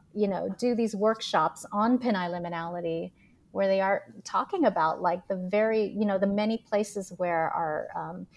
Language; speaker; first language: English; early bilingual, other home language; Filipino